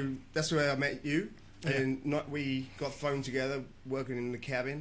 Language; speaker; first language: English; native; English